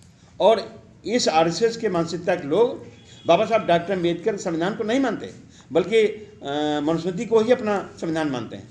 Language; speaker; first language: Hindi; native; Hindi